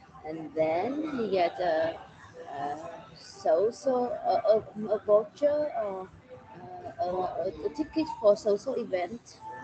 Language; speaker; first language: English; non-native, learner; Vietnamese